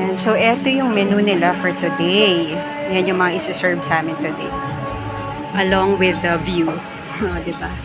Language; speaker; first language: Filipino; non-native, local second language; Iloko